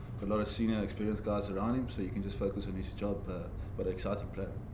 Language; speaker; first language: English; non-native, local second language; Afrikaans